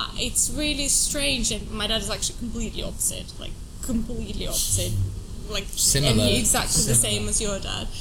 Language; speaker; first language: English; non-native, fluent; Russian